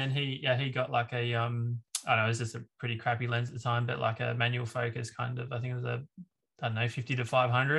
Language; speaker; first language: English; native; English